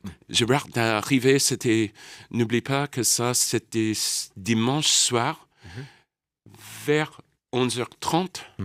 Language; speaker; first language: French; non-native, learner; English